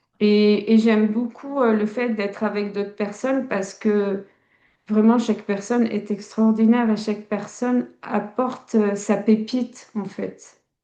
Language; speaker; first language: French; early bilingual, other home language; Tachelhit